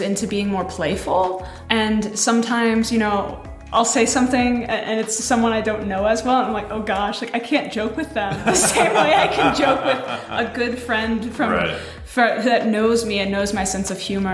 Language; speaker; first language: English; native; English